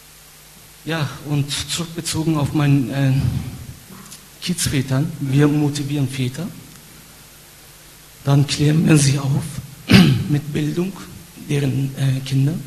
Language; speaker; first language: German; non-native, fluent; Turkish